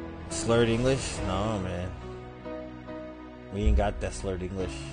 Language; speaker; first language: English; native; English